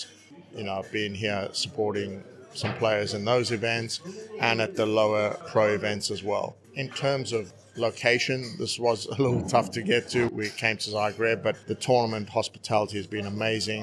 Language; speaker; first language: English; native; English